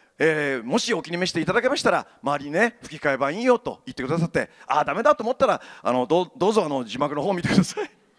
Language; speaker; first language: Japanese; native; Japanese